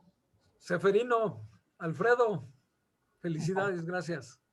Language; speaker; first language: Spanish; native; Spanish